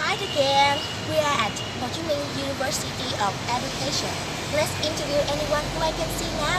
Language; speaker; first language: English; non-native, learner; Vietnamese